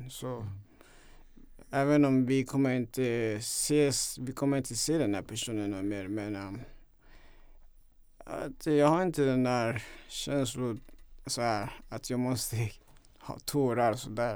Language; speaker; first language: Swedish; non-native, fluent; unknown